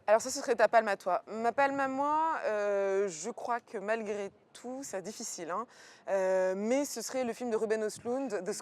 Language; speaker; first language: French; native; French